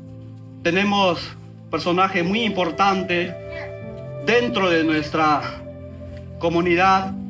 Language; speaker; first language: Spanish; non-native, local second language; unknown